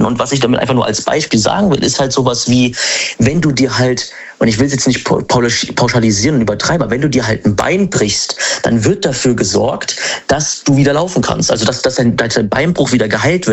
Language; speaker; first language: German; native; German